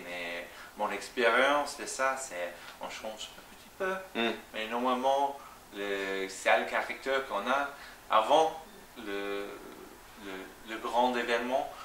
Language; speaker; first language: French; non-native, fluent; English